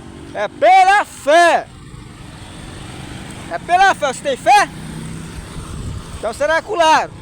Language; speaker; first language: Portuguese; native; Portuguese